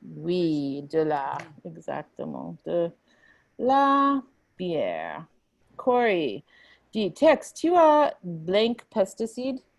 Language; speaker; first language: French; non-native, fluent; English